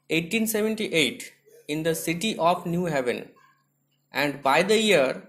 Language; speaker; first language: English; non-native, local second language; Bangla